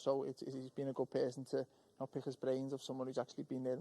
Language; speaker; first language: English; native; English